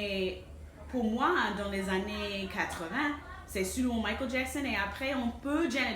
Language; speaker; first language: French; non-native, fluent; English